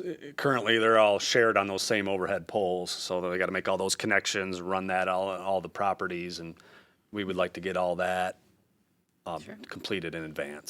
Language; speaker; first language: English; native; English